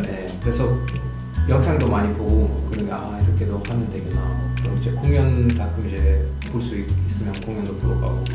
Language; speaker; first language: Korean; non-native, fluent; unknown